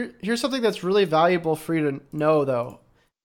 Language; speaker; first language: English; native; English